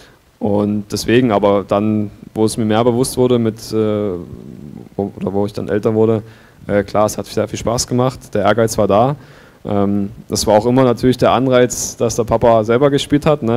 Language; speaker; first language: German; native; German